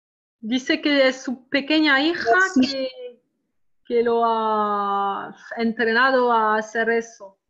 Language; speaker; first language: Spanish; non-native, learner; French